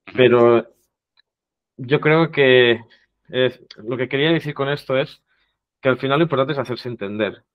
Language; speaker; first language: Spanish; non-native, local second language; Catalan